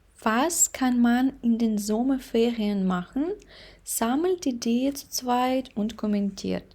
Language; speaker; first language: German; non-native, fluent; Ukrainian